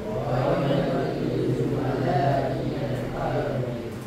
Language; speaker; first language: Arabic; non-native, learner; Malay